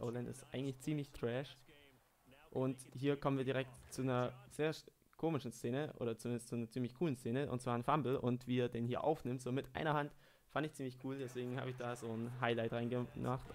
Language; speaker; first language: German; native; German